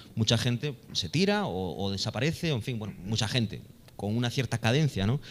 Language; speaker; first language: Spanish; native; Spanish